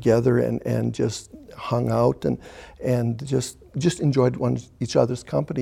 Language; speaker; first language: English; early bilingual, other home language; German